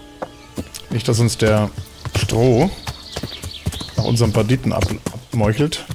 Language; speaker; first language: German; native; German